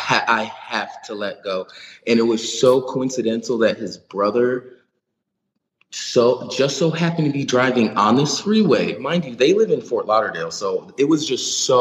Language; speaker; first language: English; native; English